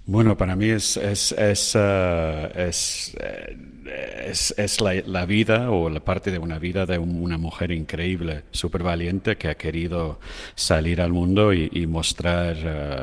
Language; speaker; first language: Spanish; non-native, fluent; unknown